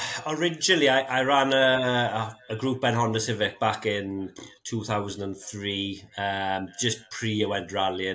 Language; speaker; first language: English; native; English